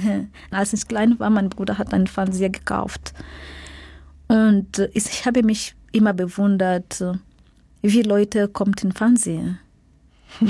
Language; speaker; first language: German; non-native, learner; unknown